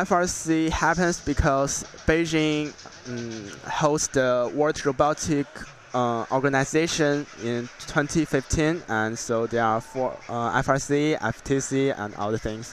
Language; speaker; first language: English; non-native, learner; Chinese